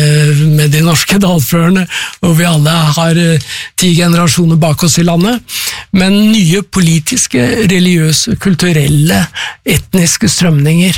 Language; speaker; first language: Norwegian; native; Norwegian